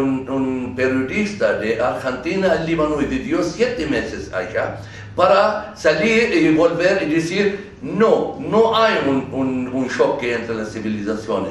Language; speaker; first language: Spanish; non-native, fluent; Arabic